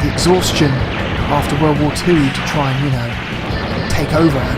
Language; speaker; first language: English; native; English